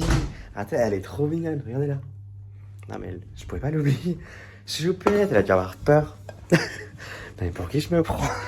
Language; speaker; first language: French; native; French